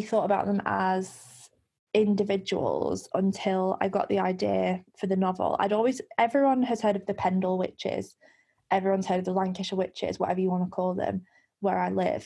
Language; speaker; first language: English; native; English